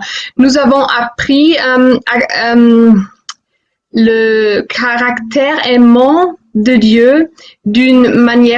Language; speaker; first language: French; non-native, fluent; German